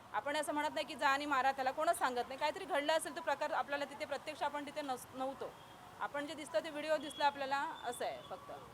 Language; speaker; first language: Marathi; native; Marathi